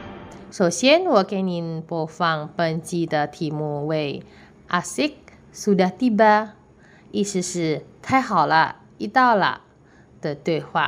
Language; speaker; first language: Chinese; non-native, fluent; Indonesian